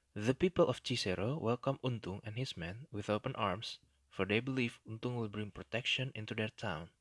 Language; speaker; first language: English; non-native, fluent; Indonesian